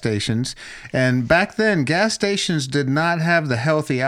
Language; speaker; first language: English; native; English